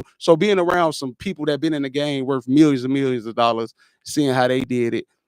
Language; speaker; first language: English; native; English